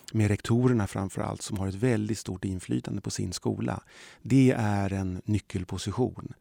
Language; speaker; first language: Swedish; early bilingual, other home language; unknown